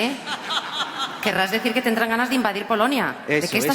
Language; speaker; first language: Spanish; native; Spanish